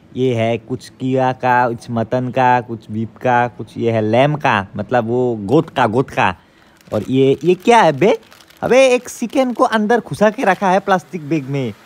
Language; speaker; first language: Hindi; non-native, local second language; Assamese